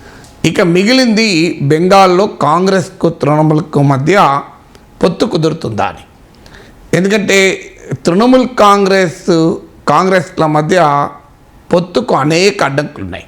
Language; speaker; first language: Telugu; native; Telugu